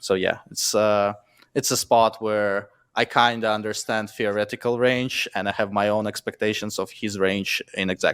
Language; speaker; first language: English; non-native, fluent; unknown